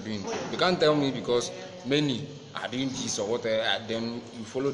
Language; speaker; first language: English; non-native, local second language; Igbo